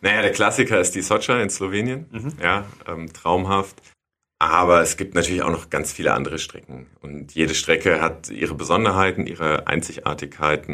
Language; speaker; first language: German; native; German